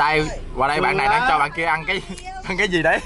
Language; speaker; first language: Vietnamese; native; Vietnamese